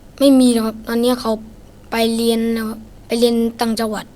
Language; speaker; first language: Thai; non-native, learner; Shan